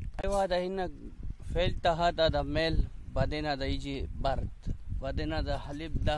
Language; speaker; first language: Arabic; non-native, learner; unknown